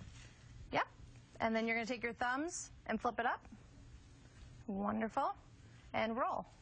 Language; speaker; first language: English; native; English